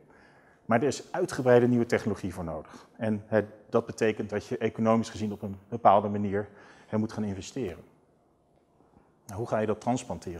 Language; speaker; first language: Dutch; native; Dutch